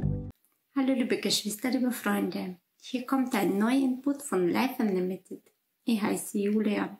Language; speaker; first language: German; non-native, fluent; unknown